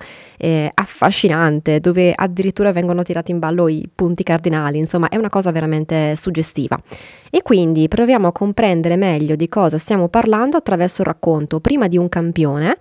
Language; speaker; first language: Italian; native; Italian